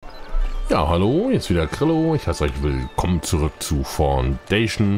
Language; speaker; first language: German; native; German